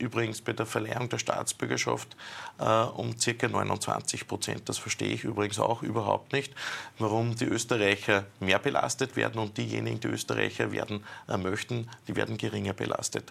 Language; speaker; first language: German; native; German